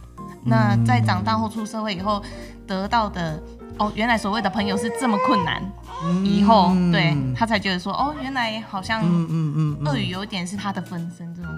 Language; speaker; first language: Chinese; native; Chinese